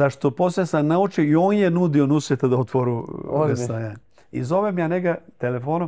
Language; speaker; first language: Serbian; early bilingual, heritage; Croatian